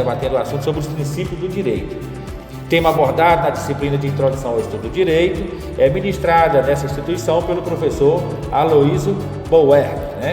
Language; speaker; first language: Portuguese; native; Portuguese